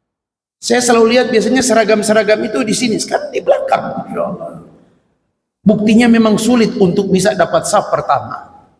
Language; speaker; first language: Indonesian; native; Indonesian